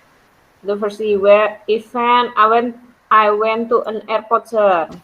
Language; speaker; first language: English; non-native, learner; Indonesian